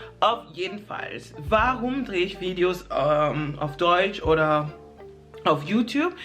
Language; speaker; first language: German; early bilingual, other home language; English